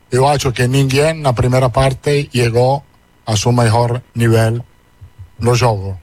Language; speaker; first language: Portuguese; non-native, learner; Italian